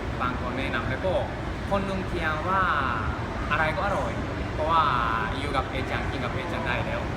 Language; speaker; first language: Thai; non-native, learner; Japanese